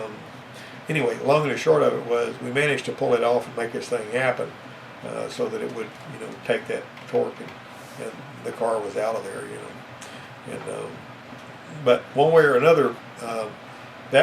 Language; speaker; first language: English; native; English